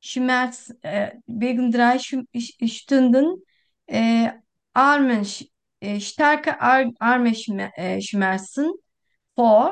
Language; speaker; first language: German; non-native, learner; Turkish